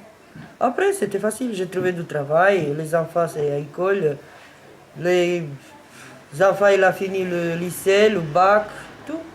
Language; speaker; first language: French; non-native, learner; Romanian